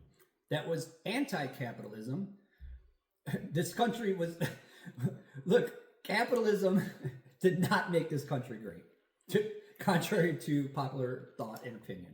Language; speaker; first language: English; native; English